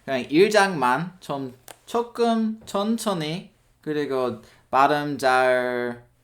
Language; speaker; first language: Korean; non-native, learner; English